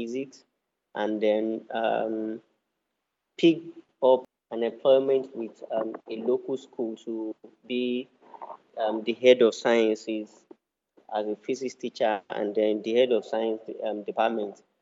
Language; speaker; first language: English; non-native, local second language; Yoruba